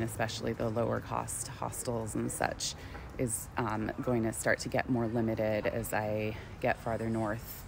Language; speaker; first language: English; native; English